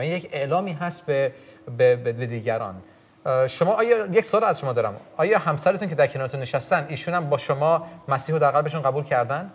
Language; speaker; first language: Persian; native; Persian